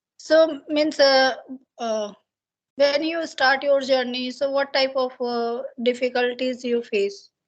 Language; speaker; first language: English; non-native, learner; Hindi